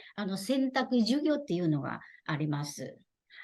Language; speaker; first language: Japanese; non-native, fluent; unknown